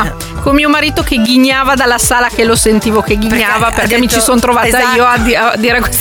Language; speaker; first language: Italian; native; Italian